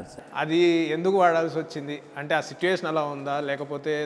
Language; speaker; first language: Telugu; native; Telugu